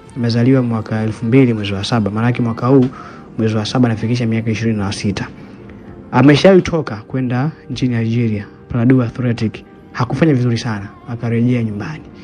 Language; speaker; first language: Swahili; native; Swahili